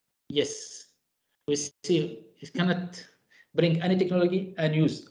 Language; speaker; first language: English; non-native, fluent; Arabic